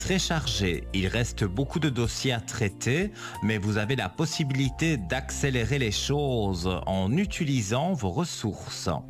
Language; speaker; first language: French; native; French